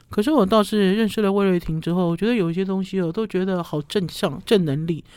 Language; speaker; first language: Chinese; native; Chinese